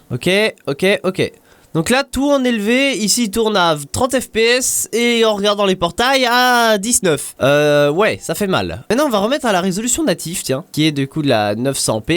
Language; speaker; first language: French; native; French